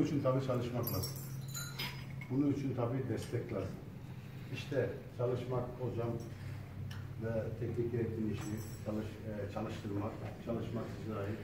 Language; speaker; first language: Turkish; native; Turkish